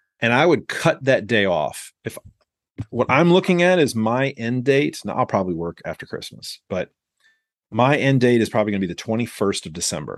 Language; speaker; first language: English; native; English